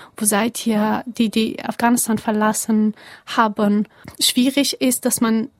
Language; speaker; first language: German; non-native, fluent; Persian